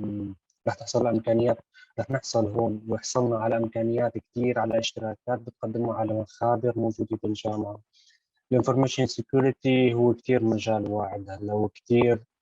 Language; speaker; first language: Arabic; native; Arabic